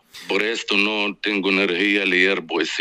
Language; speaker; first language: Spanish; non-native, fluent; Arabic